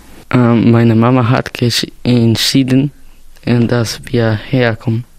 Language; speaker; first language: German; non-native, learner; Spanish